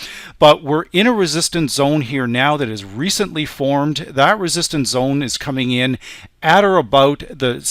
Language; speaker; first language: English; native; English